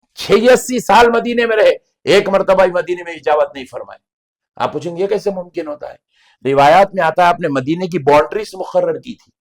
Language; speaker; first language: Urdu; native; Urdu